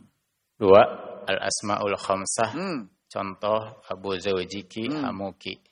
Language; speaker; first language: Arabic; non-native, learner; Indonesian